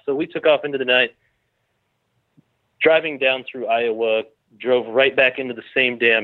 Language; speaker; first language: English; native; English